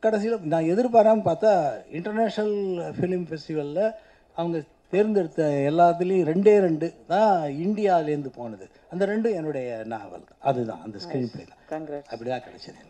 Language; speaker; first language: Tamil; native; Tamil